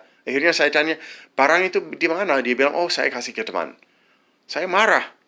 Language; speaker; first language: Indonesian; non-native, fluent; English